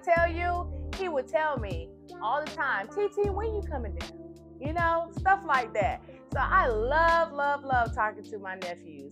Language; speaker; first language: English; native; English